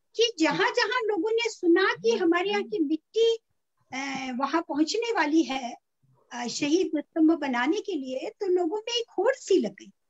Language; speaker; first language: Hindi; native; Hindi